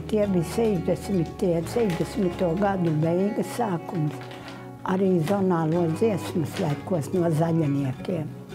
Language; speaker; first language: Latvian; native; Latvian